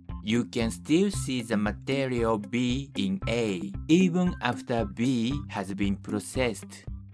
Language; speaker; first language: English; non-native, fluent; Japanese